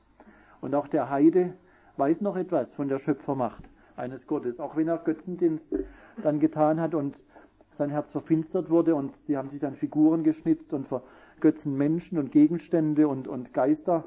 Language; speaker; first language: German; native; German